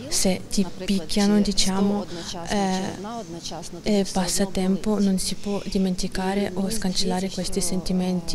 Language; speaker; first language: Italian; non-native, fluent; Ukrainian